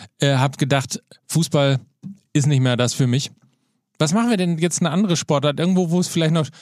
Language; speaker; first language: German; native; German